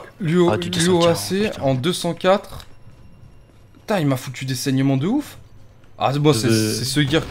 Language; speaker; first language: French; native; French